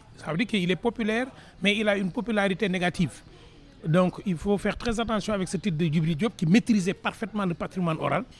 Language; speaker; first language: French; non-native, local second language; Wolof